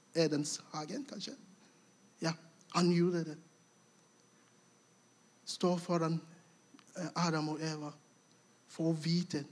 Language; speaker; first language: Norwegian; non-native, fluent; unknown